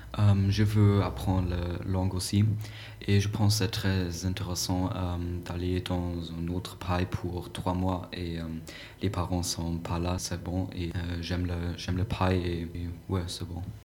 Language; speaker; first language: French; non-native, learner; German